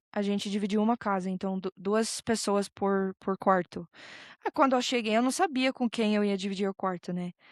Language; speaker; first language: Portuguese; non-native, fluent; English